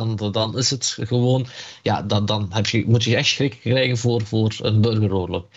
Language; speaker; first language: Dutch; native; Dutch